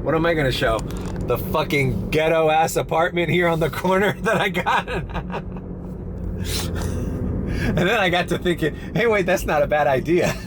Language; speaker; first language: English; early bilingual, other home language; Spanish